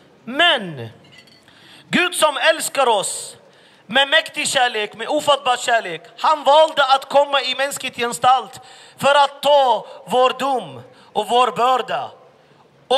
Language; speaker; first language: Swedish; non-native, fluent; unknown